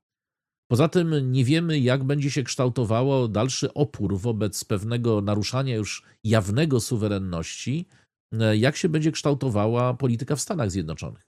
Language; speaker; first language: Polish; native; Polish